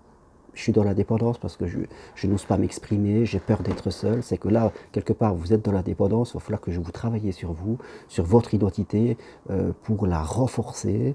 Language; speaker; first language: French; native; French